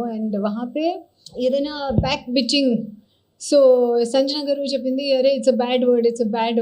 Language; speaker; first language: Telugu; non-native, learner; Hindi